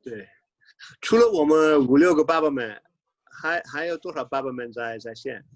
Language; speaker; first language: Chinese; non-native, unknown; English